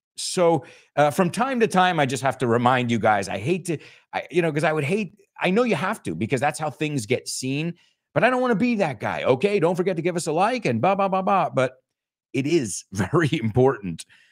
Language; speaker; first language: English; native; English